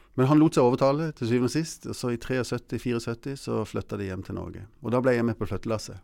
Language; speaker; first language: Norwegian; early bilingual, other home language; English